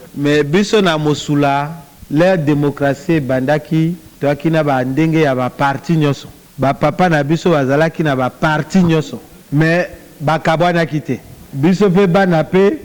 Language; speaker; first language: Lingala; native; Lingala